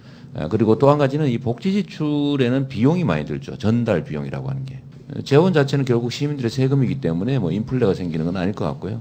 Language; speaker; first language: Korean; native; Korean